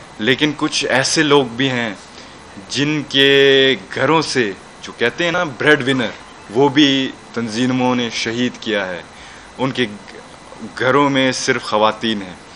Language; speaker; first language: Urdu; non-native, local second language; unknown